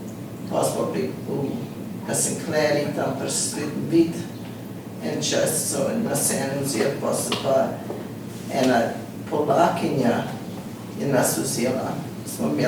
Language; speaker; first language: Slovenian; early bilingual, heritage; Slovenian